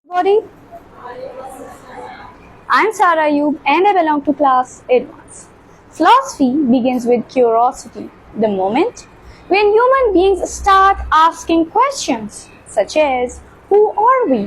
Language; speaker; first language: English; non-native, local second language; Baluchi